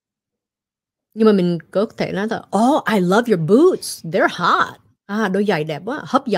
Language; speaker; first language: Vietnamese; early bilingual, heritage; Vietnamese